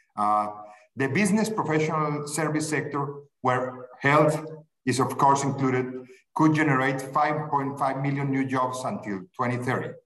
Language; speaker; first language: English; non-native, fluent; Spanish